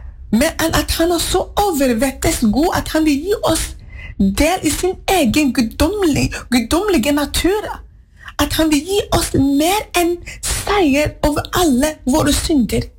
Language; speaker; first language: Norwegian; non-native, fluent; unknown